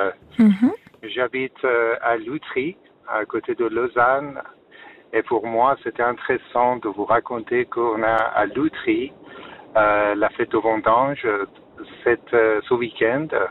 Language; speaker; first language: French; non-native, fluent; Persian